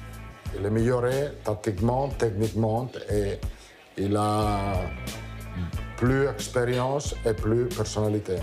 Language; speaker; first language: French; non-native, learner; Italian